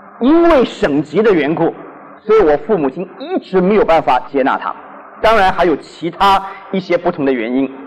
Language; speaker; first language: Chinese; non-native, local second language; Cantonese